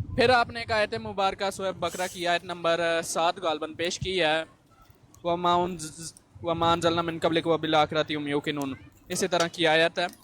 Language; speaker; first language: Urdu; native; Urdu